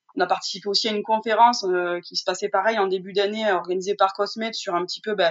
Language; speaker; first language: French; native; French